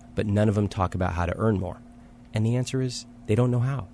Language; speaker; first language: English; early bilingual, other home language; Hindi